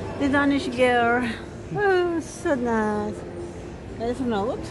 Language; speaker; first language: English; non-native, learner; Spanish